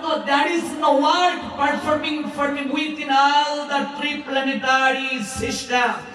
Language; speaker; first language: English; non-native, local second language; Bangla